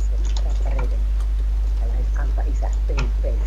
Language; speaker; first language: Finnish; native; Finnish